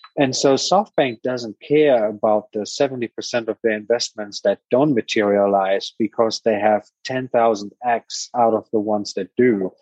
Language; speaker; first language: English; non-native, fluent; German